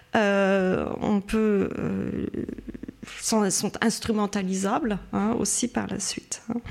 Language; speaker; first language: French; native; French